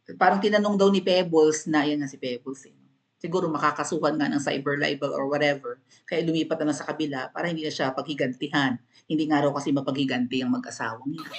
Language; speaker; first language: Filipino; non-native, local second language; Cebuano